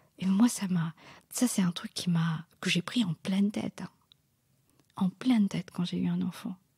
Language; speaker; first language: French; non-native, local second language; Morisyen